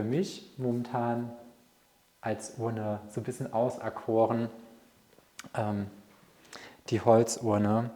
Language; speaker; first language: German; native; German